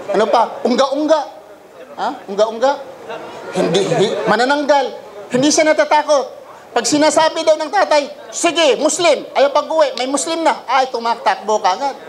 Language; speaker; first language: Filipino; non-native, local second language; Cebuano